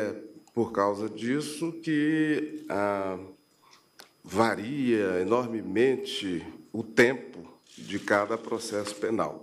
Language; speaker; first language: Portuguese; native; Portuguese